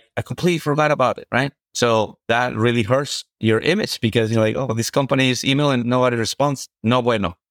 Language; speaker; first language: English; non-native, fluent; Spanish